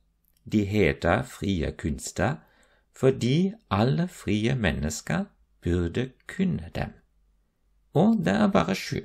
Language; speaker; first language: Norwegian; non-native, fluent; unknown